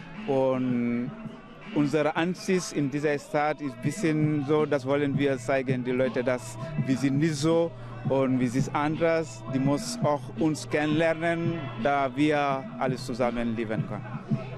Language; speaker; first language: German; non-native, learner; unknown